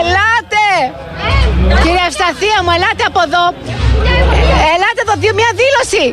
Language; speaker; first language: Greek; native; Greek